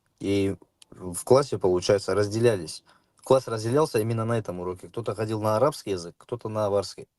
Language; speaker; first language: Russian; non-native, local second language; Avaric